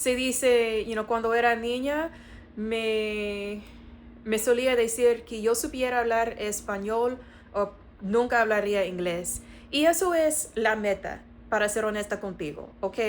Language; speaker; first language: Spanish; non-native, learner; English